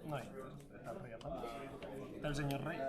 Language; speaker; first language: Spanish; native; Spanish